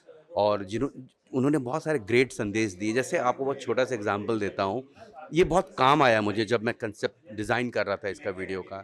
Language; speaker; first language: Hindi; native; Hindi